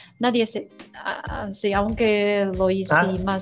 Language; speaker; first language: Spanish; non-native, learner; Chinese